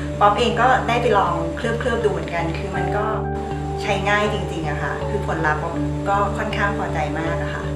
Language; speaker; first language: Thai; native; Thai